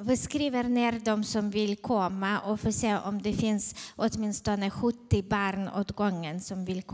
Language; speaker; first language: Swedish; non-native, fluent; Ukrainian